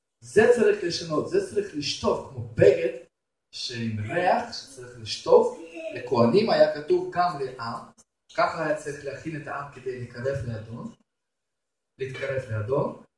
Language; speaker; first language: Hebrew; non-native, fluent; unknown